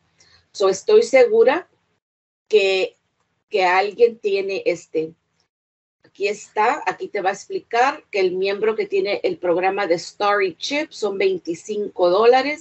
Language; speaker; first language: Spanish; early bilingual, heritage; Spanish